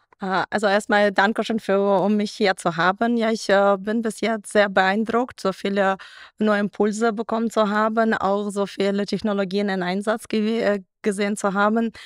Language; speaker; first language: German; non-native, fluent; Russian